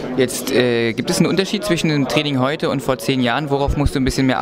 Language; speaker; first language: German; native; German